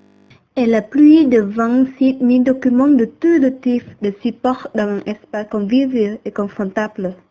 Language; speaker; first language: French; non-native, learner; Vietnamese